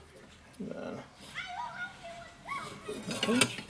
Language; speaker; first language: English; native; English